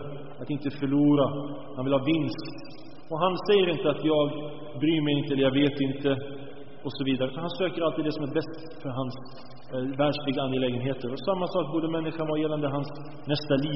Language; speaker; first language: Swedish; early bilingual, other home language; Arabic